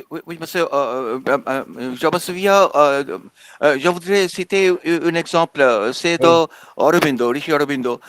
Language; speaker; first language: French; non-native, fluent; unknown